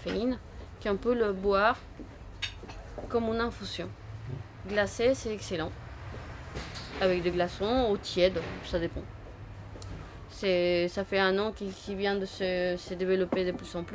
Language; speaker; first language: French; non-native, fluent; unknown